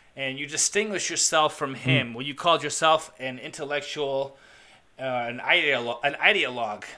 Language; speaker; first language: English; native; English